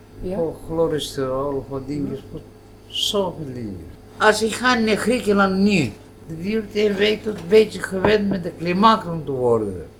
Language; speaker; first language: Dutch; non-native, learner; Greek